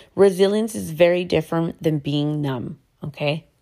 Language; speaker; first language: English; early bilingual, other home language; Spanish